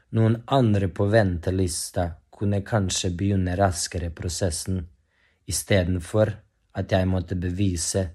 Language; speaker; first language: Norwegian; non-native, fluent; Bosnian